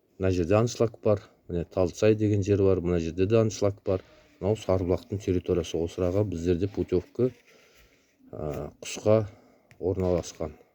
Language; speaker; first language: Kazakh; native; Kazakh